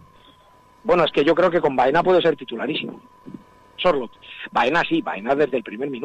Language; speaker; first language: Spanish; native; Spanish